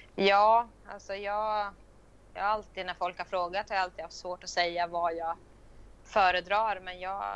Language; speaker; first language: Swedish; native; Swedish